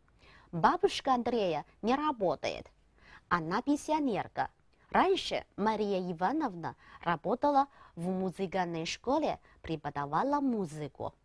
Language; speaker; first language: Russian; non-native, fluent; Chinese